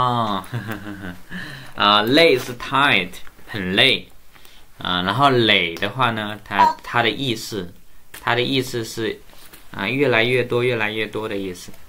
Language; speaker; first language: Chinese; native; Chinese